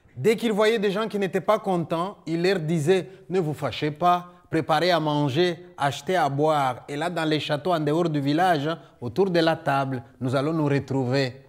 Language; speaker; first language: French; non-native, local second language; Luba-Lulua